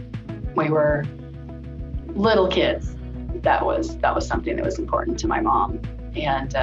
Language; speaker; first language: English; native; English